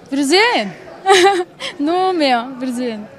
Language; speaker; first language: German; non-native, learner; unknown